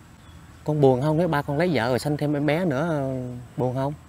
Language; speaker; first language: Vietnamese; native; Vietnamese